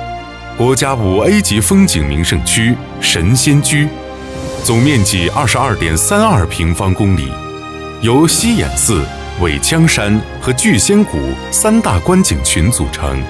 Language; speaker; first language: Chinese; native; Chinese